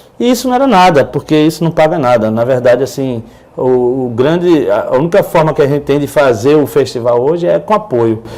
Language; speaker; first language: Portuguese; native; Portuguese